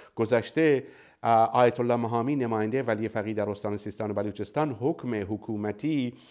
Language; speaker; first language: Persian; non-native, local second language; Baluchi